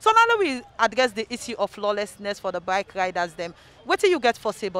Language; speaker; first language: English; non-native, local second language; Krio